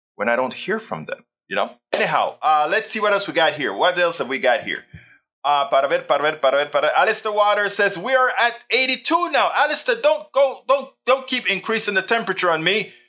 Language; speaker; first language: English; non-native, fluent; Spanish